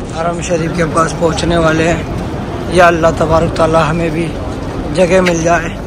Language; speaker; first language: Hindi; native; Hindi